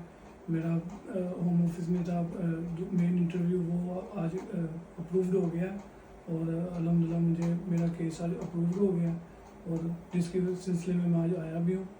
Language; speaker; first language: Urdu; non-native, local second language; Punjabi